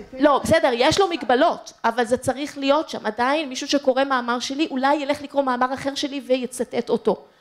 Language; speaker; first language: Hebrew; native; Hebrew